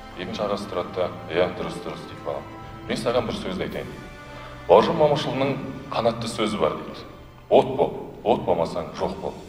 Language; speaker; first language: Kazakh; non-native, local second language; Russian